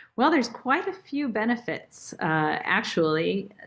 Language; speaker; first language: English; native; English